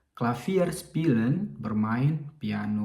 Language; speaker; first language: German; non-native, learner; Indonesian